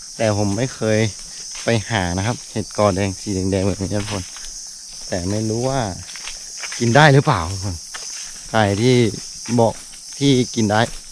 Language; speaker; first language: Thai; non-native, local second language; Karen languages